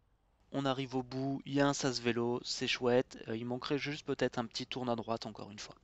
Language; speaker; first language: French; native; French